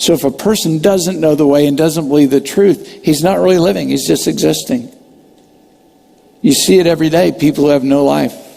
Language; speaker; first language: English; native; English